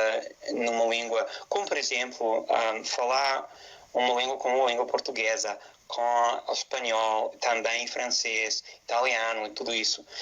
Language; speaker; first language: Portuguese; non-native, fluent; English